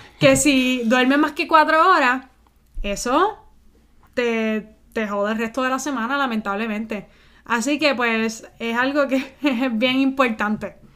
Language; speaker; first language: Spanish; early bilingual, heritage; Spanish